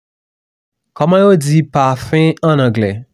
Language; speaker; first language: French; non-native, local second language; Haitian Creole